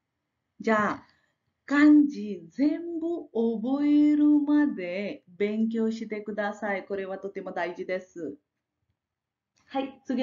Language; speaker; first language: Japanese; non-native, fluent; Marathi